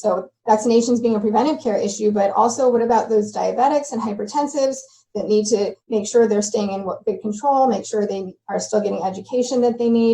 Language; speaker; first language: English; native; English